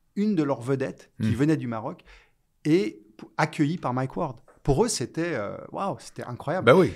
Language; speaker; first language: French; native; French